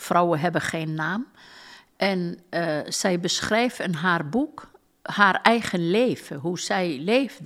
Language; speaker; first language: Dutch; non-native, fluent; Turkish